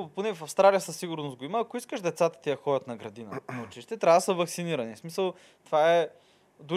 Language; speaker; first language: Bulgarian; native; Bulgarian